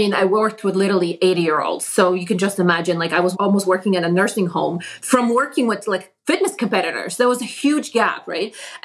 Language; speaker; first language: English; non-native, fluent; Polish